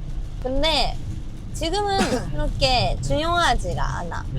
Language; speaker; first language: Korean; non-native, learner; Japanese